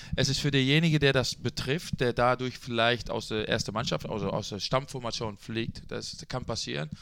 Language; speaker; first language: German; non-native, fluent; Dutch